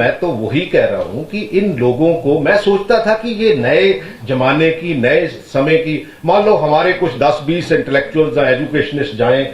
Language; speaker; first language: Hindi; non-native, local second language; Punjabi